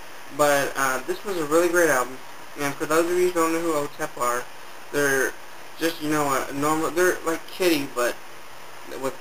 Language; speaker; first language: English; native; English